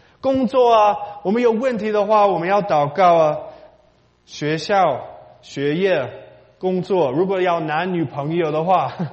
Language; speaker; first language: Chinese; non-native, learner; English